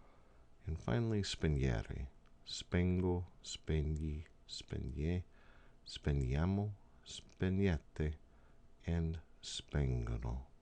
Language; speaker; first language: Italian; non-native, fluent; English